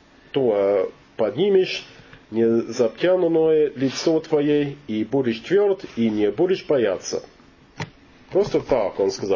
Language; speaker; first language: Russian; non-native, learner; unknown